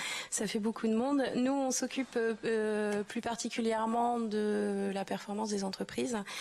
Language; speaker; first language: French; native; French